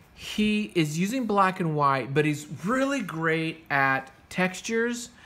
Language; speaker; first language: English; early bilingual, other home language; Spanish